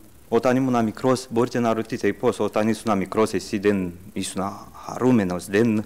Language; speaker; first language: Greek; early bilingual, heritage; Greek